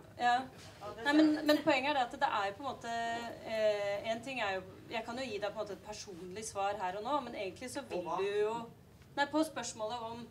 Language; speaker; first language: Norwegian; native; Norwegian